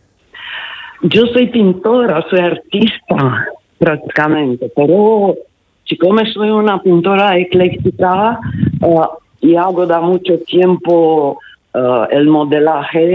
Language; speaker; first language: Spanish; non-native, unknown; Romanian